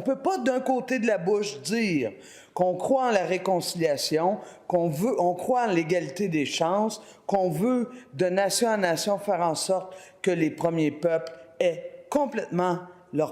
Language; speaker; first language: French; native; French